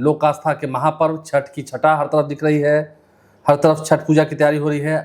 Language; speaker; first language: Hindi; native; Hindi